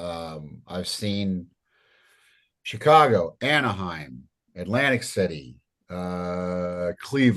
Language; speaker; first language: English; native; English